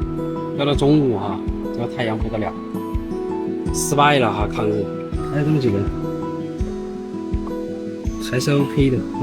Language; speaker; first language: Chinese; native; Chinese